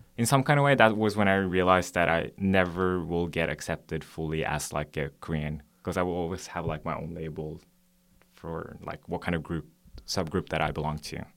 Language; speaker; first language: English; non-native, fluent; Norwegian